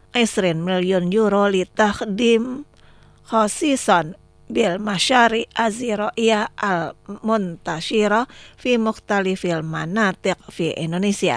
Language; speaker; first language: Arabic; non-native, fluent; Indonesian